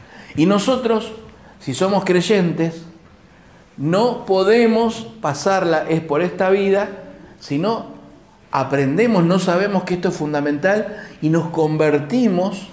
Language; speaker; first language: Spanish; native; Spanish